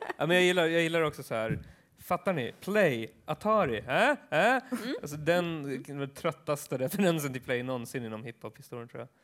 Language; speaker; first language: Swedish; early bilingual, other home language; Kurdish